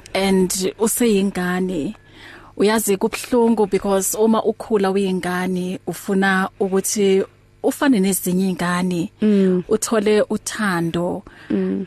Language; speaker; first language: Zulu; native; Zulu